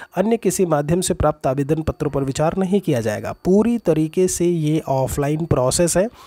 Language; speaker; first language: Hindi; native; Hindi